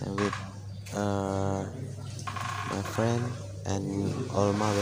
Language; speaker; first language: English; non-native, learner; Indonesian